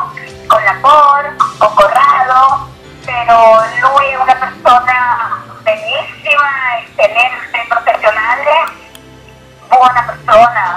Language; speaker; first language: Italian; non-native, learner; Spanish